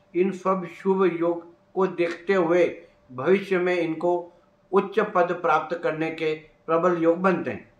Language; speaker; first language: Hindi; native; Hindi